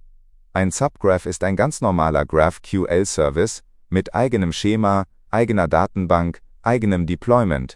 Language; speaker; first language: German; native; German